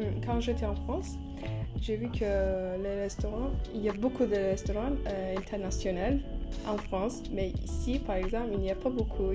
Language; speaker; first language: French; non-native, learner; Turkish